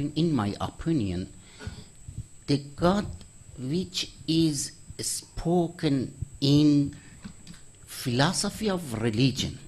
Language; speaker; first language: English; non-native, fluent; Persian